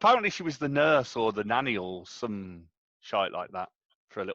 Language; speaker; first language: English; native; English